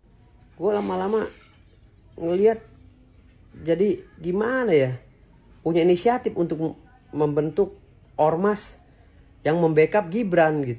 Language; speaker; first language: Indonesian; native; Indonesian